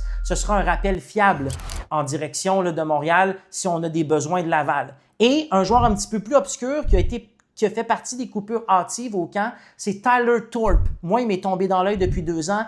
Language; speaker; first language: French; native; French